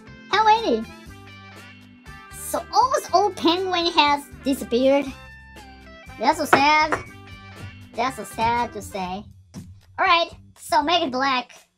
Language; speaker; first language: English; non-native, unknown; Japanese